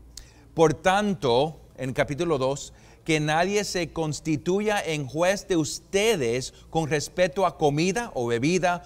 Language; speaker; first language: Spanish; non-native, fluent; English